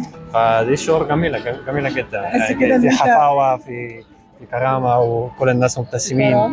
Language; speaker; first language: Arabic; non-native, fluent; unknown